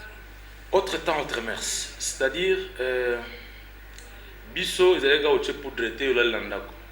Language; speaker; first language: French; non-native, local second language; Lingala